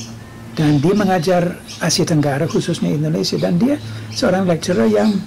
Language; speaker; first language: Indonesian; non-native, fluent; English